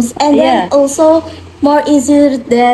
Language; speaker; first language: English; non-native, learner; Indonesian